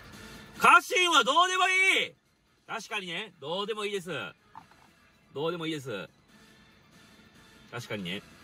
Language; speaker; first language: Japanese; native; Japanese